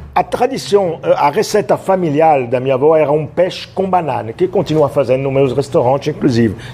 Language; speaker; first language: Portuguese; non-native, fluent; French